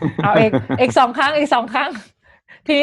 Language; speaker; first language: Thai; native; Thai